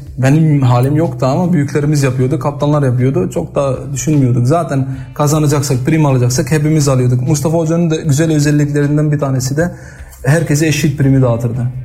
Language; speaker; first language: Turkish; early bilingual, heritage; Turkish